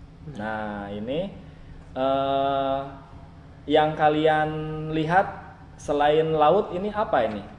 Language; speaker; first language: Indonesian; native; Indonesian